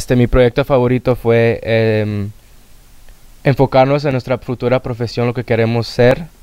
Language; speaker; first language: Spanish; early bilingual, heritage; Spanish